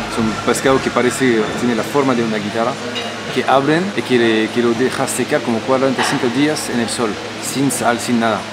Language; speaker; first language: Spanish; non-native, fluent; French